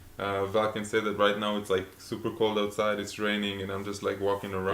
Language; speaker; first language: English; non-native, fluent; Hebrew